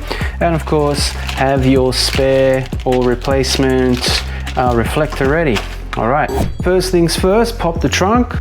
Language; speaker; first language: English; native; English